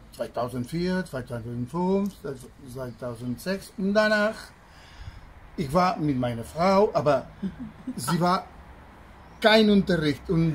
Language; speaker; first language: German; non-native, learner; Spanish